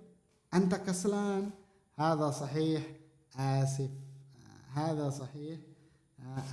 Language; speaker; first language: Arabic; non-native, fluent; Indonesian